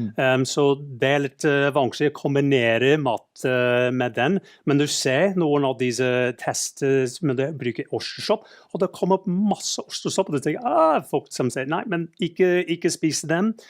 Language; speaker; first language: Norwegian; non-native, fluent; English